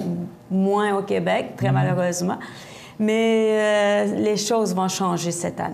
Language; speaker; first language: French; native; French